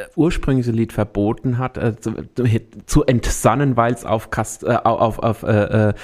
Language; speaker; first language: German; early bilingual, other home language; Spanish